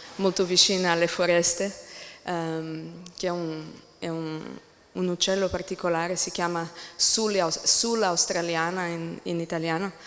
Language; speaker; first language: Italian; non-native, learner; English